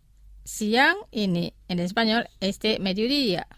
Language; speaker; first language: Spanish; non-native, fluent; Indonesian